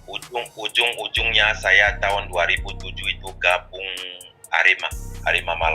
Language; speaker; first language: Indonesian; non-native, fluent; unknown